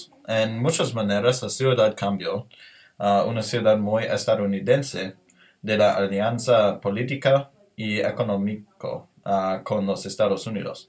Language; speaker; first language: Spanish; non-native, learner; English